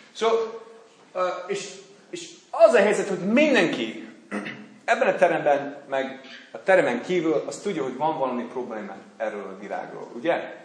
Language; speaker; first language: Hungarian; non-native, fluent; English